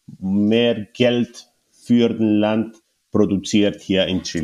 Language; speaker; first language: German; non-native, learner; Spanish